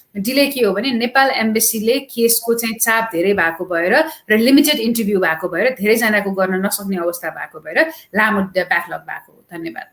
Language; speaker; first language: Nepali; native; Nepali